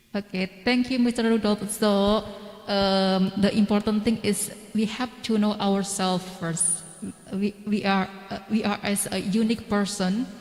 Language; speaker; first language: English; non-native, learner; Indonesian